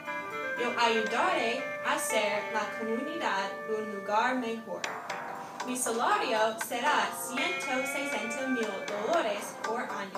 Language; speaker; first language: Spanish; non-native, learner; English